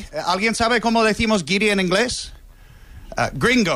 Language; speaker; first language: Spanish; non-native, fluent; English